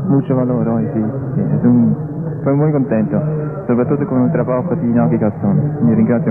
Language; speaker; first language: Spanish; non-native, learner; German